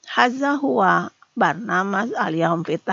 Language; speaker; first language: Arabic; non-native, fluent; Indonesian